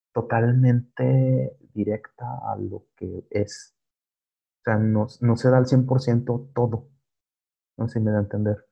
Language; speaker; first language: Spanish; native; Spanish